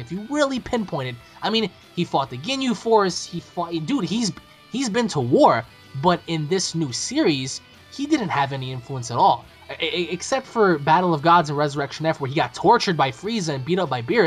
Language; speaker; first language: English; native; English